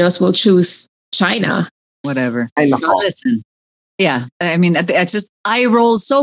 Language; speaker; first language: English; native; English